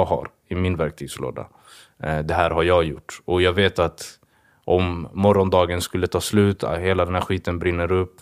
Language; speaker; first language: Swedish; early bilingual, other home language; Swahili